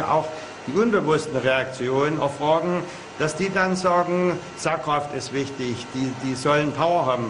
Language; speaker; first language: German; native; German